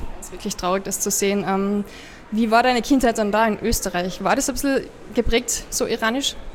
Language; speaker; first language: German; native; German